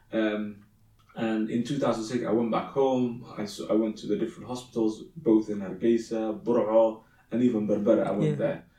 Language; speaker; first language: English; early bilingual, other home language; Somali